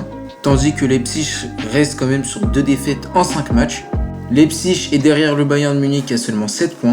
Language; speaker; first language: French; native; French